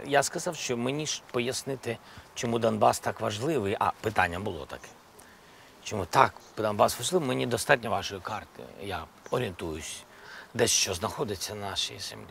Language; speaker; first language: Ukrainian; non-native, local second language; Russian